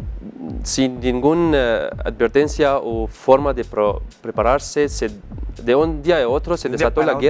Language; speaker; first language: Spanish; non-native, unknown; Arabic